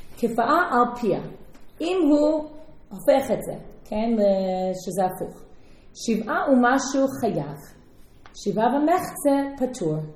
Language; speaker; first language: Hebrew; non-native, fluent; English